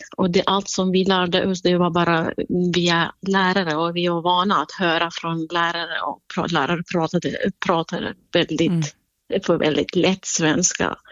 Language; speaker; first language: Swedish; non-native, fluent; Kurdish